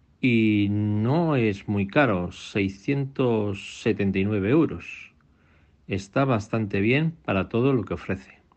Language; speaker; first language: Spanish; native; Spanish